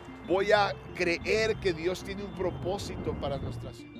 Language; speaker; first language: Spanish; early bilingual, heritage; Spanish